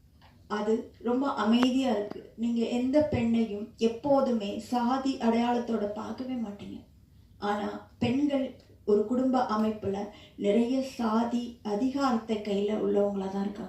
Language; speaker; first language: Tamil; native; Tamil